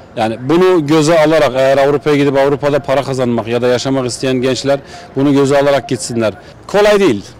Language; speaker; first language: Turkish; native; Turkish